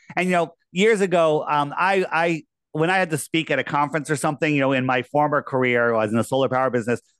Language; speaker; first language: English; native; English